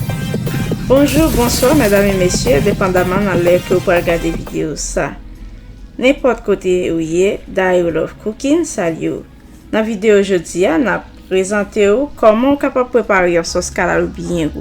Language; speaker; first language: French; non-native, local second language; Haitian Creole